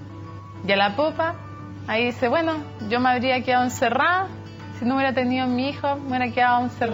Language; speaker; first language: Spanish; native; Spanish